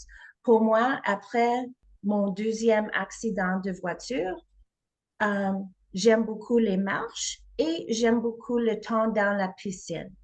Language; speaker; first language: French; non-native, learner; English